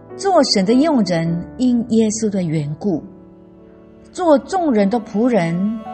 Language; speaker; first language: Chinese; non-native, local second language; Amis